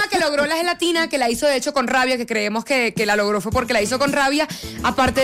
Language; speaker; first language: Spanish; native; Spanish